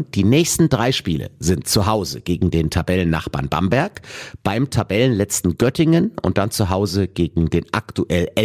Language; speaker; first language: German; native; German